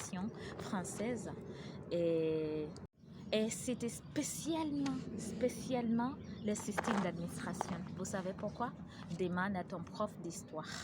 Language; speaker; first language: French; non-native, learner; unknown